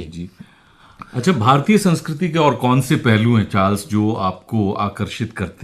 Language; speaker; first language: Hindi; native; Hindi